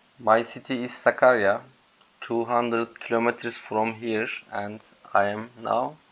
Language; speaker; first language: English; non-native, learner; Turkish